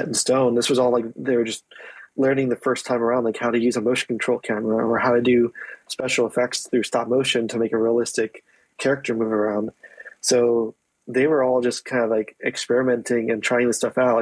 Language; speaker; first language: English; native; English